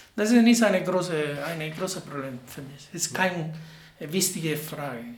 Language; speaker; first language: German; non-native, learner; Spanish